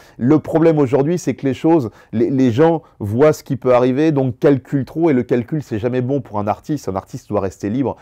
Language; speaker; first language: French; native; French